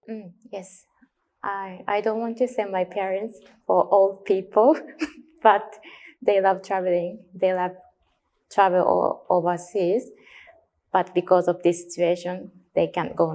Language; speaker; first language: English; non-native, learner; Japanese